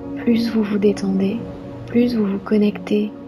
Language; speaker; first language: French; native; French